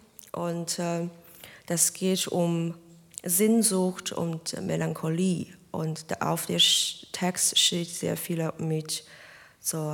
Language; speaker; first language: German; non-native, fluent; Chinese